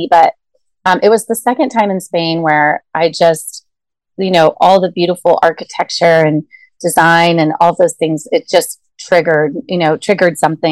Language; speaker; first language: English; native; English